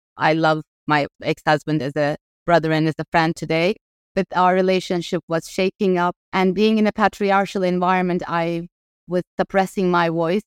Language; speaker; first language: English; non-native, fluent; Turkish